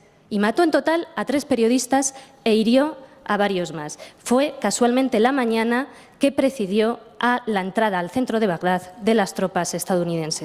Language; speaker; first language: Spanish; native; Spanish